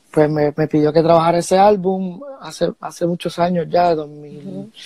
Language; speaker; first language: Spanish; early bilingual, heritage; Spanish